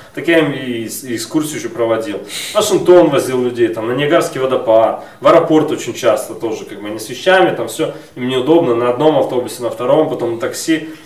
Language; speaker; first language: Russian; native; Russian